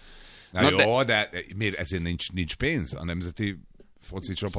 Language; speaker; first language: Hungarian; native; Hungarian